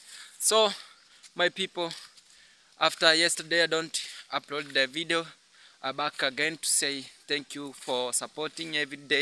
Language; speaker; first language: English; non-native, learner; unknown